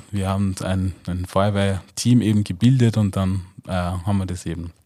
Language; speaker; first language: German; non-native, fluent; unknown